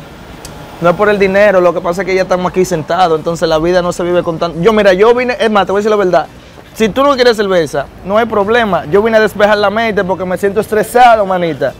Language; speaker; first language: Spanish; native; Spanish